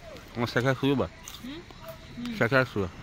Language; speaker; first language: Turkish; non-native, learner; Chinese